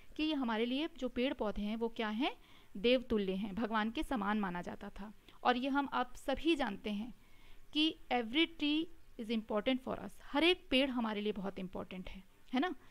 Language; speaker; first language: Hindi; native; Hindi